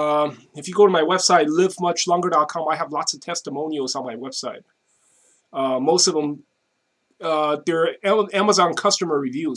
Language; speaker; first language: English; non-native, fluent; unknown